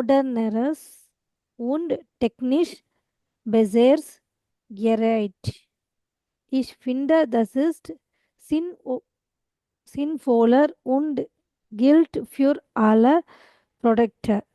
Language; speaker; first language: German; non-native, learner; Tamil